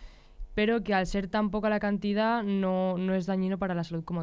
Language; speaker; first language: Spanish; native; Spanish